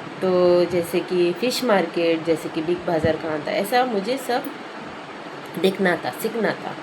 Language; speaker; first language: Hindi; non-native, local second language; Konkani